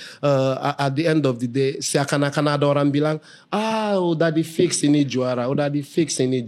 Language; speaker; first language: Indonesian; non-native, fluent; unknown